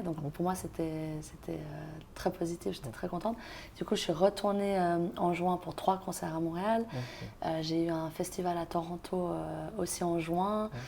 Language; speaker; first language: French; native; French